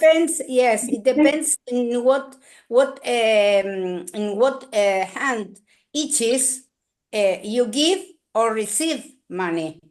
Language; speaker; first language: English; non-native, learner; Spanish